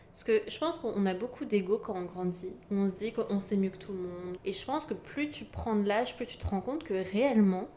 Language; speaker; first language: French; native; French